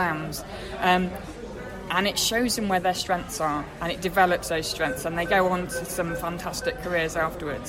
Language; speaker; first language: English; native; English